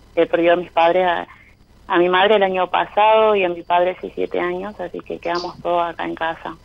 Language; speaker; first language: Spanish; native; Spanish